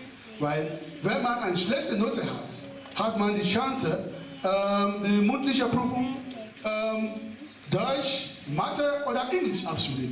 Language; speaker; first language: German; non-native, fluent; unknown